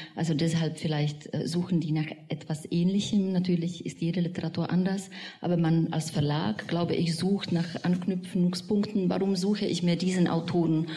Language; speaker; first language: German; non-native, fluent; Czech